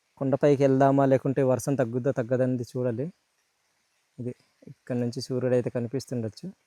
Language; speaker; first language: Telugu; non-native, local second language; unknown